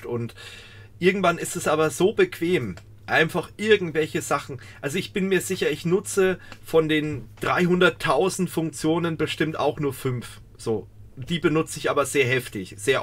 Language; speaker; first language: German; native; German